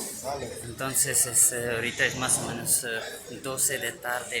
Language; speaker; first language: Spanish; non-native, learner; Urdu